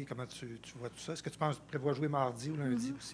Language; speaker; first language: French; native; French